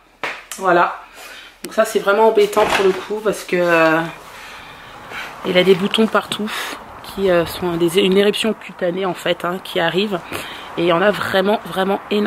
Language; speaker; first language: French; native; French